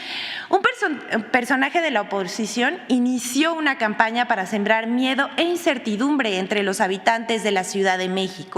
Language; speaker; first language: Spanish; native; Spanish